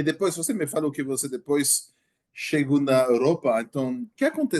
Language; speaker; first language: Portuguese; non-native, learner; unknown